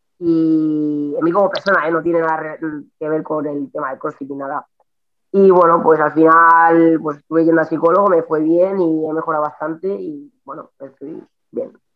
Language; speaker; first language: Spanish; native; Spanish